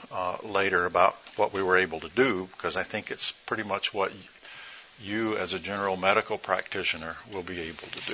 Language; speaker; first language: English; native; English